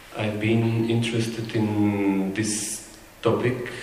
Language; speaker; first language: English; non-native, fluent; Bulgarian